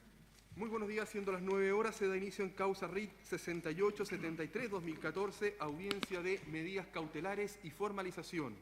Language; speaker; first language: Spanish; native; Spanish